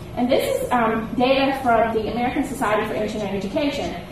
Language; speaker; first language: English; native; English